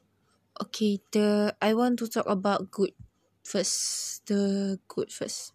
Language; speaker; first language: English; non-native, learner; Malay